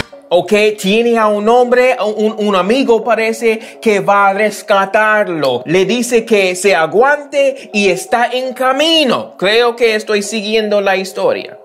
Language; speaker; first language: Spanish; non-native, fluent; English